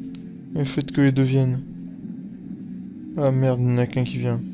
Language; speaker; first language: French; native; French